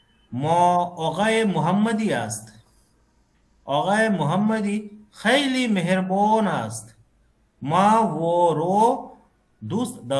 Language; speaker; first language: Persian; non-native, learner; Bangla